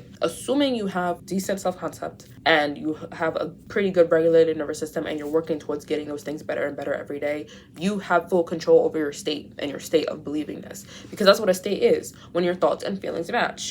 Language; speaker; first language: English; native; English